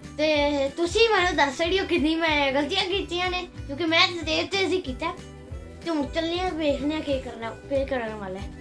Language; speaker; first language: Punjabi; non-native, local second language; Urdu